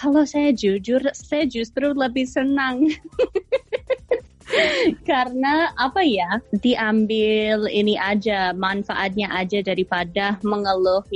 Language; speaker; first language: Indonesian; non-native, fluent; English